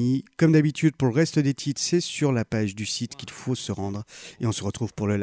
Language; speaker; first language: French; native; French